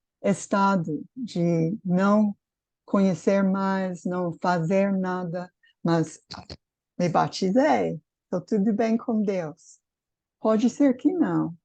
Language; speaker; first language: Portuguese; non-native, fluent; English